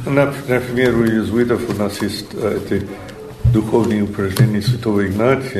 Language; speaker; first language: Russian; non-native, fluent; English